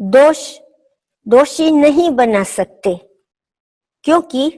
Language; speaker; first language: Hindi; non-native, fluent; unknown